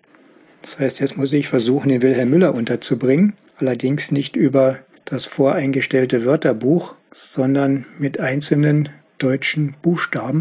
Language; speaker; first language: German; native; German